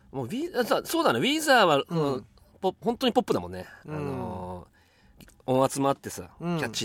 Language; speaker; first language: Japanese; native; Japanese